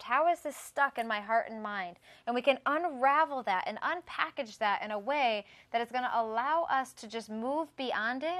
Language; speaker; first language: English; native; English